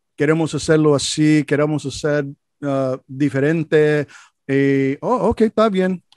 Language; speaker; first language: Spanish; non-native, fluent; English